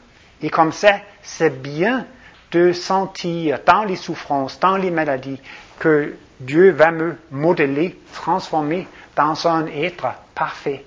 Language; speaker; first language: French; non-native, fluent; Danish